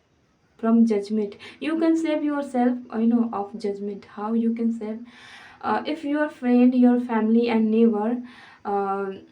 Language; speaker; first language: English; non-native, fluent; Hindi